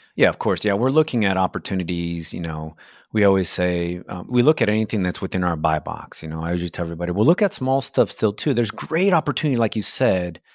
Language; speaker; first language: English; non-native, fluent; Portuguese